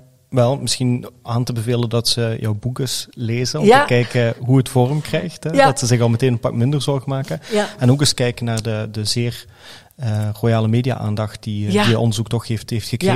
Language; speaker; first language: Dutch; native; Dutch